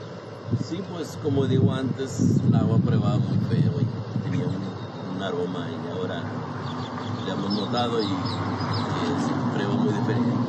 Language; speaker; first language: Spanish; early bilingual, heritage; Spanish